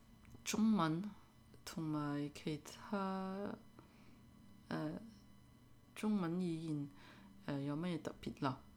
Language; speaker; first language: Cantonese; early bilingual, heritage; Cantonese